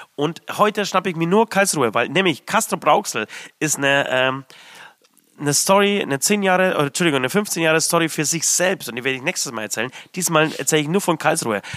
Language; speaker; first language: German; early bilingual, other home language; Polish